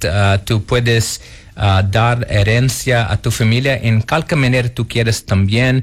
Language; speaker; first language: Spanish; non-native, learner; Portuguese